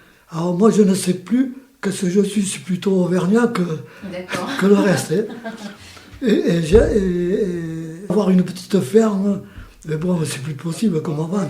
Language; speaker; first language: French; native; French